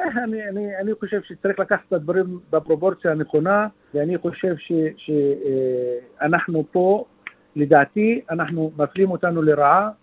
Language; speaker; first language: Hebrew; non-native, local second language; Arabic